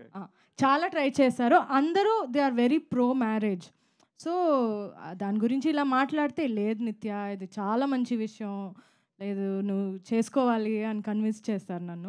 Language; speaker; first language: Telugu; non-native, fluent; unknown